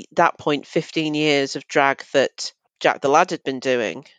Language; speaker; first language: English; native; English